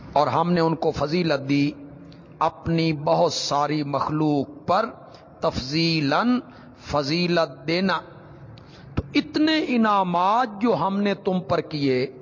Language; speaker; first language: Urdu; non-native, local second language; Punjabi